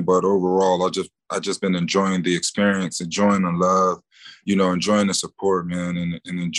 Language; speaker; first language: English; native; English